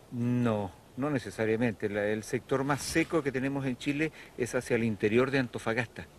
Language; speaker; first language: Spanish; native; Spanish